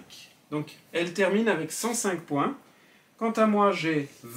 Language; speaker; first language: French; native; French